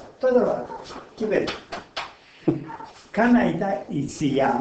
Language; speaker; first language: Hebrew; non-native, fluent; Romanian